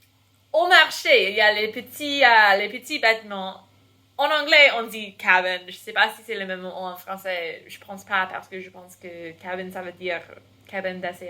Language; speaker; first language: French; non-native, fluent; English